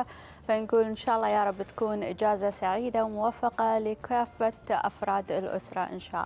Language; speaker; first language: Arabic; native; Arabic